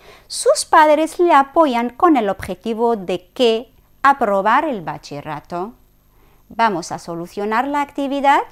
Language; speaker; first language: Spanish; non-native, fluent; Arabic